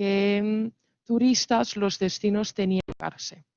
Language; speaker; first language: Spanish; non-native, fluent; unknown